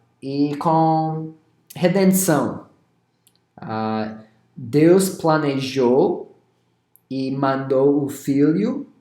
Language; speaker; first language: Portuguese; non-native, fluent; English